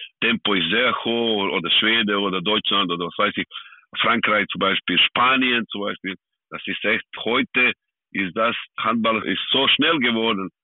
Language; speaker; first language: German; non-native, fluent; Serbian